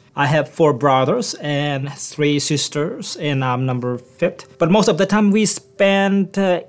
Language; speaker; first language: English; non-native, fluent; Indonesian